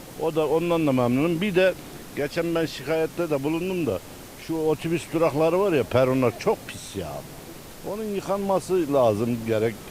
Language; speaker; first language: Turkish; native; Turkish